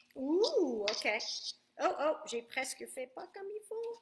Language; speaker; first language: French; non-native, fluent; English